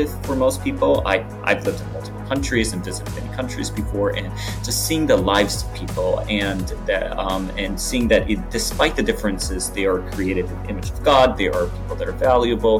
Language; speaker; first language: English; non-native, fluent; Japanese